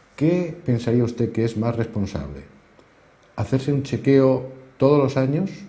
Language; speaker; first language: Spanish; native; Spanish